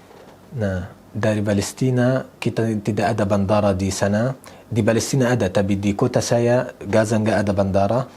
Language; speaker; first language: Indonesian; non-native, learner; Arabic